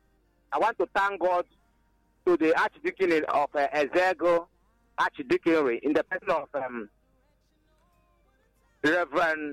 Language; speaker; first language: English; non-native, local second language; Igbo